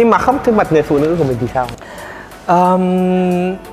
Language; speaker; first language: Vietnamese; native; Vietnamese